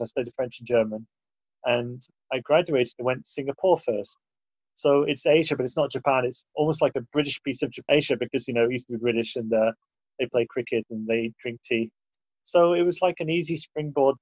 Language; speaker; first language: English; native; English